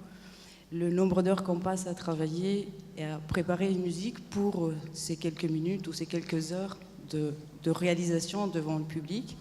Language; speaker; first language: French; non-native, fluent; Spanish